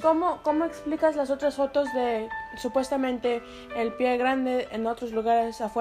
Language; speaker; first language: Spanish; early bilingual, heritage; Spanish